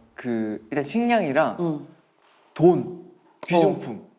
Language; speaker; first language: Korean; native; Korean